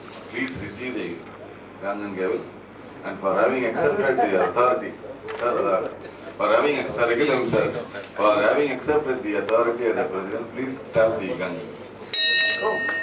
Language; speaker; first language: English; non-native, local second language; Tamil